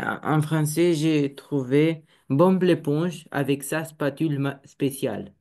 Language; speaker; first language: French; non-native, learner; Romanian